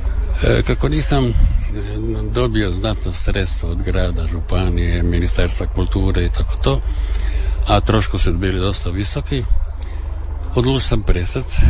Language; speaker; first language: Serbian; native; Serbian